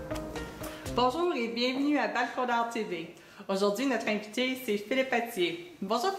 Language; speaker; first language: French; native; French